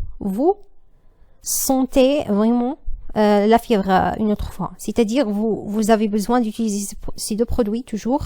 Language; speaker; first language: French; non-native, learner; Arabic